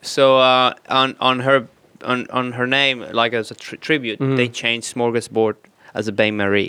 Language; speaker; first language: English; non-native, fluent; Spanish